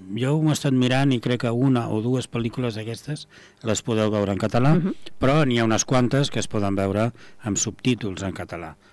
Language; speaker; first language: Catalan; native; Catalan